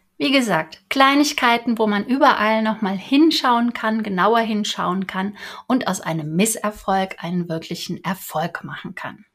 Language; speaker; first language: German; native; German